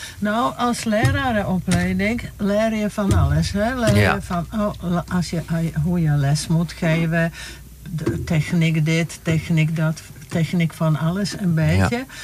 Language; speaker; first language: Dutch; non-native, fluent; Czech